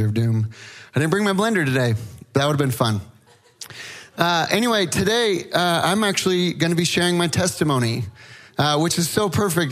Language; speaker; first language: English; native; English